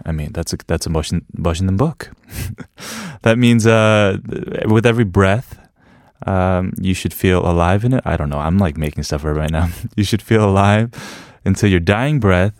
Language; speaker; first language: English; native; English